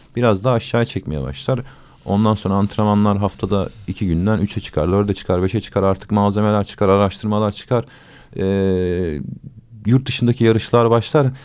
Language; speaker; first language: Turkish; native; Turkish